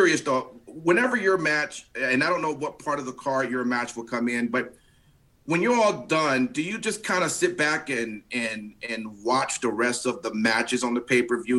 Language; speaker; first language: English; native; English